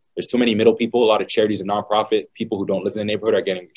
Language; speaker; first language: English; native; English